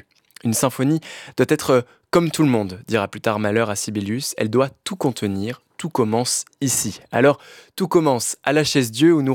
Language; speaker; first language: French; native; French